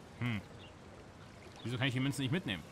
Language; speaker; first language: German; native; German